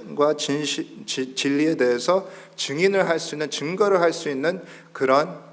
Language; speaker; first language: Korean; early bilingual, heritage; Korean